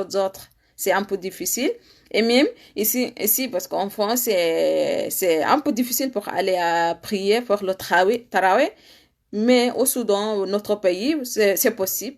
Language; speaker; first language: French; non-native, learner; Arabic